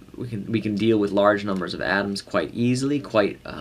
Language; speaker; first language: English; native; English